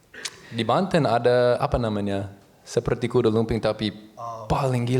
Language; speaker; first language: Indonesian; non-native, learner; English